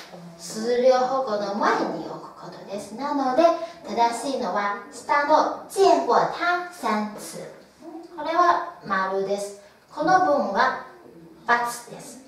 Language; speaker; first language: Japanese; non-native, fluent; Chinese